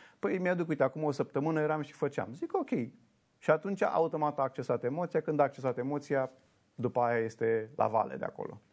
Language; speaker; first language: Romanian; native; Romanian